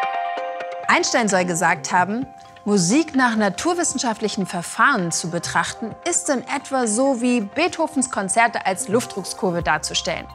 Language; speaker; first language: German; native; German